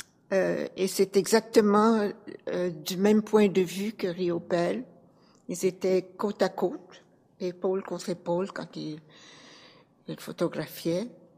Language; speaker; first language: French; native; French